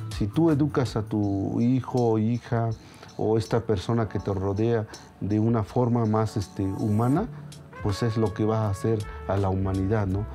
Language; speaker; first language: Spanish; non-native, local second language; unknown